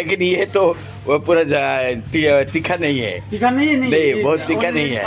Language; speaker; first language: Hindi; non-native, local second language; Bangla